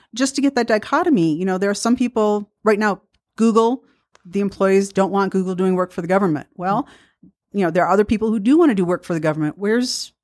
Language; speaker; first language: English; native; English